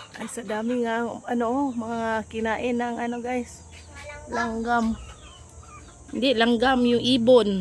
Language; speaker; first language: Filipino; non-native, local second language; Cebuano